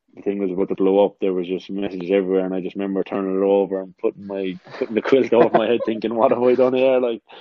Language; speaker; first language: English; native; English